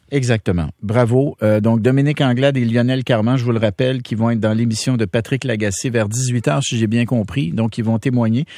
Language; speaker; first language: French; native; French